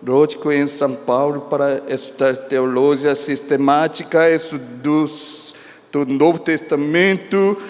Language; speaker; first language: Portuguese; non-native, fluent; Korean